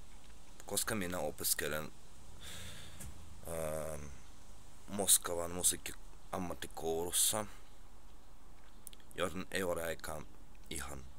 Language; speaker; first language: Finnish; non-native, learner; Russian